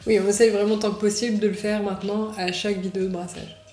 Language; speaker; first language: French; native; French